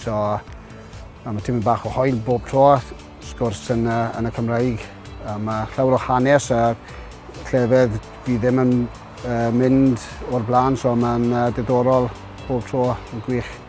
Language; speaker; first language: Welsh; non-native, learner; English